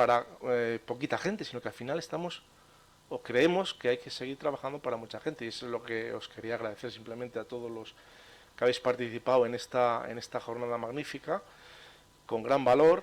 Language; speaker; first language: Spanish; native; Spanish